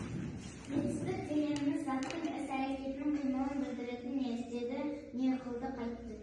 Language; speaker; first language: Kazakh; native; Kazakh